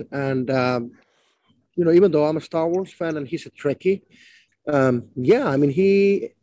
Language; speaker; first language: English; non-native, fluent; Finnish